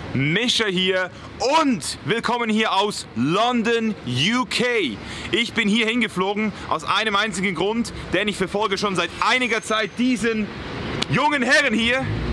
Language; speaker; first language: German; native; German